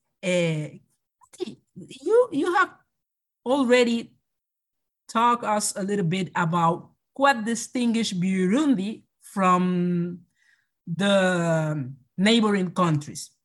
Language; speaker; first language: English; non-native, local second language; Spanish